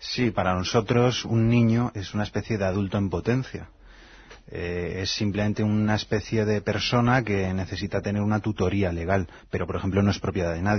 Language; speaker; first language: Spanish; native; Spanish